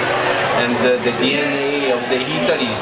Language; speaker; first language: English; non-native, learner; Italian